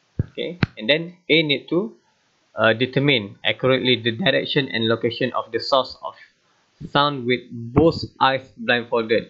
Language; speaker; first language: English; non-native, local second language; Malay